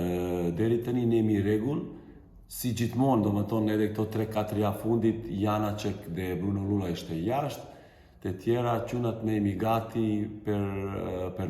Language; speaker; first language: Albanian; non-native, fluent; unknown